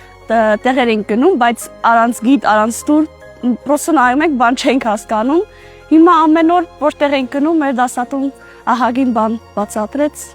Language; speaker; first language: Armenian; non-native, learner; Dutch